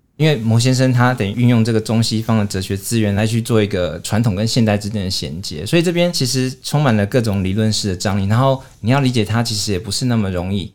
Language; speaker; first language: Chinese; native; Chinese